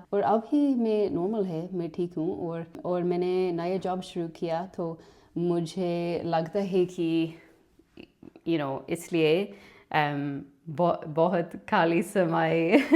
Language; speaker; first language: Hindi; non-native, learner; English